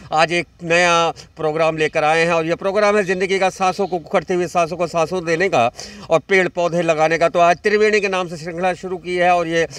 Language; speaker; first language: Hindi; native; Hindi